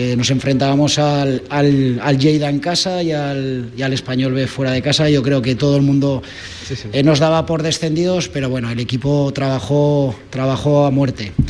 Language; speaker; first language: Spanish; native; Spanish